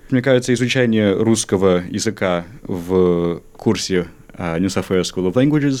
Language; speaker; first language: Russian; early bilingual, heritage; Russian